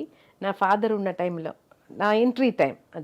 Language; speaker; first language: Telugu; non-native, local second language; Malayalam